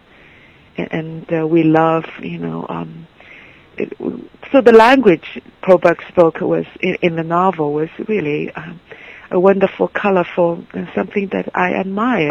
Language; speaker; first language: English; non-native, fluent; Chinese